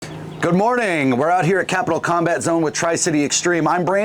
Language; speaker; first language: English; native; English